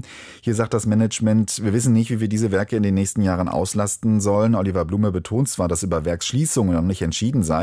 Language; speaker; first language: German; native; German